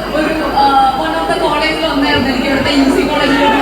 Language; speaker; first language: Malayalam; native; Malayalam